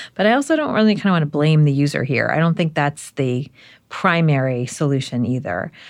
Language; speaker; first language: English; native; English